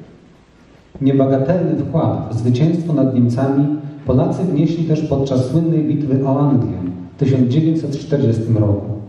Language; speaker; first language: Polish; native; Polish